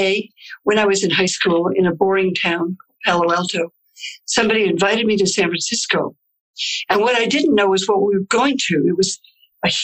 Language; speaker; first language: English; native; English